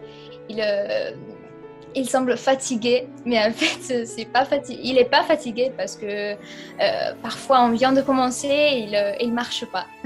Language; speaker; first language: French; non-native, fluent; Italian